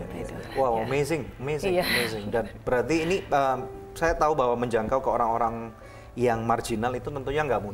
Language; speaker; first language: Indonesian; native; Indonesian